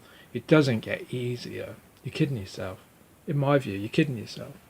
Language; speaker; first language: English; native; English